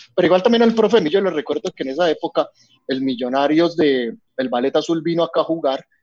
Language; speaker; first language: Spanish; native; Spanish